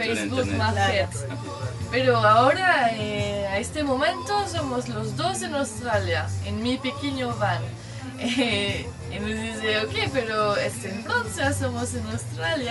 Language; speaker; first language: Spanish; non-native, learner; French